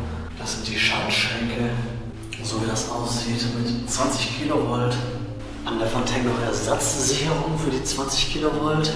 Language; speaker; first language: German; native; German